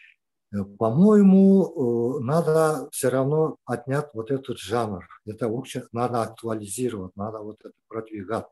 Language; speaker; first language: Russian; non-native, local second language; Kyrgyz